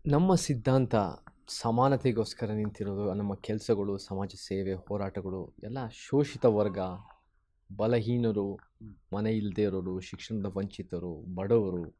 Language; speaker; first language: Kannada; early bilingual, heritage; Kannada